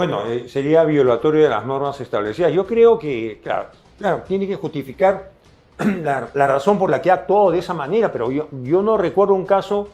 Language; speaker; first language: Spanish; native; Spanish